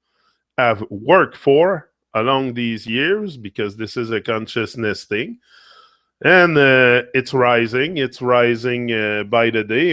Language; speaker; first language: English; non-native, fluent; French